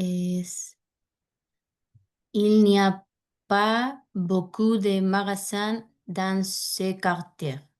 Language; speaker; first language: French; non-native, learner; Spanish